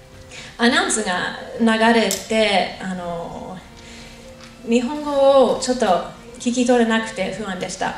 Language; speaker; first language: Japanese; non-native, fluent; English